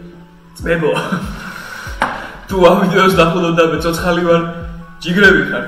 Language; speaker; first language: Georgian; native; Georgian